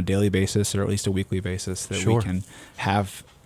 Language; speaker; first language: English; native; English